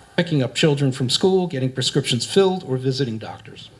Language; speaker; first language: English; native; English